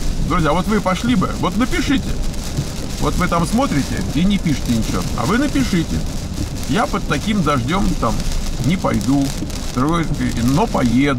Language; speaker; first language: Russian; native; Russian